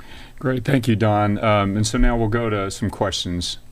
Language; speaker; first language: English; native; English